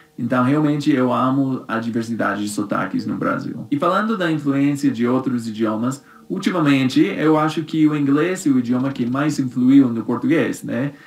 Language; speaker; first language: Portuguese; non-native, fluent; English